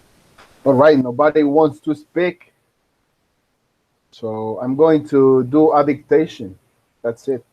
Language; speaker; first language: English; non-native, fluent; Spanish